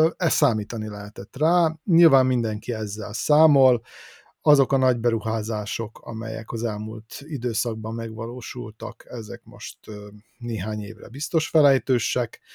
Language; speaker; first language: Hungarian; native; Hungarian